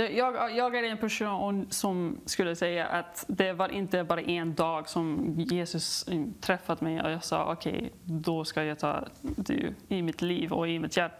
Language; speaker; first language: Swedish; non-native, learner; English